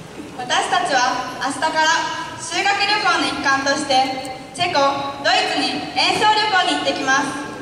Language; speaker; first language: Japanese; native; Japanese